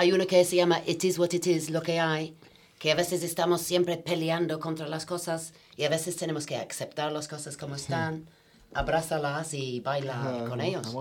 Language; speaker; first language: Spanish; non-native, fluent; English